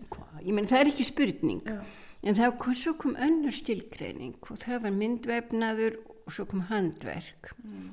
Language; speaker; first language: Icelandic; native; Icelandic